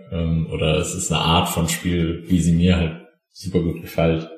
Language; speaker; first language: German; native; German